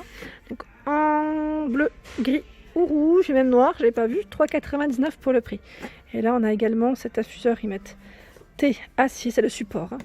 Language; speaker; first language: French; native; French